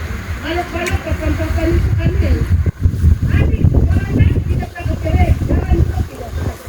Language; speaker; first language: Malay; non-native, local second language; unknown